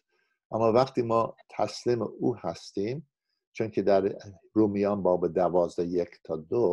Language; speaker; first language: Persian; non-native, fluent; English